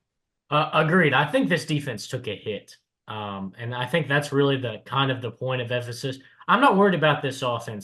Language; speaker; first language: English; native; English